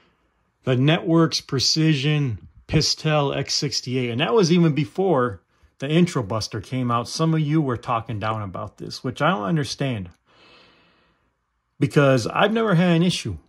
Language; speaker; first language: English; native; English